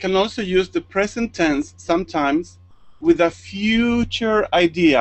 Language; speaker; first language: English; non-native, fluent; Spanish